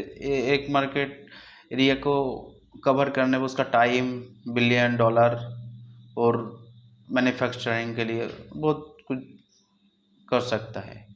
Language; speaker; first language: Hindi; non-native, local second language; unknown